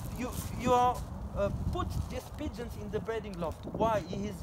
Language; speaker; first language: English; non-native, learner; French